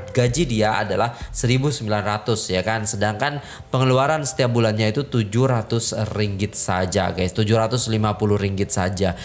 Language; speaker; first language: Indonesian; native; Indonesian